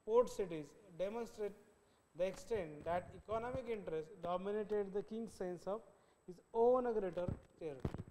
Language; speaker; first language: English; non-native, local second language; Marathi